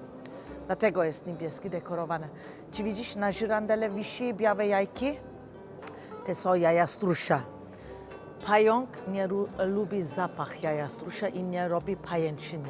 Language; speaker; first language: Polish; non-native, learner; Turkish